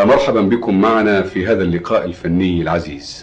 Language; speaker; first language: Arabic; native; Arabic